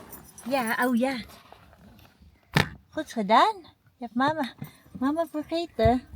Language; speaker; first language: Dutch; non-native, learner; Filipino